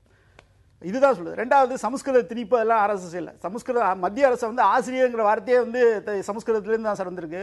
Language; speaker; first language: Tamil; native; Tamil